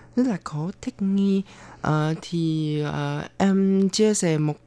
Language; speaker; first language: Vietnamese; non-native, fluent; Chinese